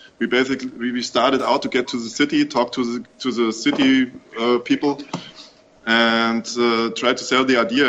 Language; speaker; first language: English; non-native, fluent; German